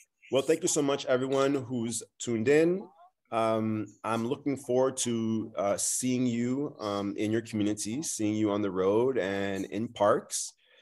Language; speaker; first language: English; early bilingual, other home language; French